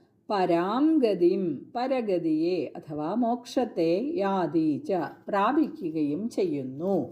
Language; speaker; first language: Malayalam; native; Malayalam